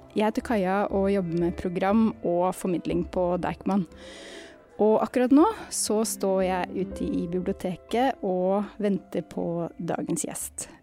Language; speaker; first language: Norwegian; native; Norwegian